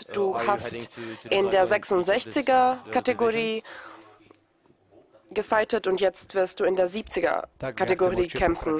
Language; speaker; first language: German; non-native, fluent; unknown